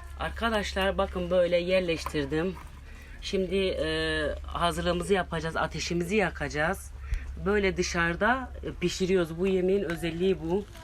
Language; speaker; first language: Turkish; non-native, local second language; Kurdish